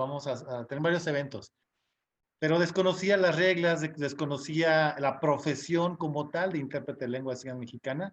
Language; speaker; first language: Spanish; native; Spanish